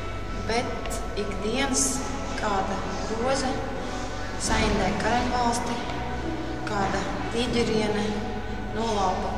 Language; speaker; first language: Latvian; native; Latvian